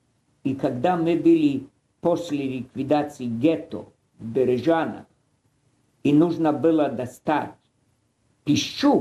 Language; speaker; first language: Russian; non-native, fluent; Polish